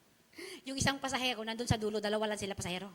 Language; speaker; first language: Filipino; non-native, local second language; Chavacano